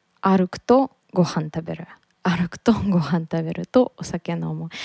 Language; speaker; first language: Japanese; non-native, learner; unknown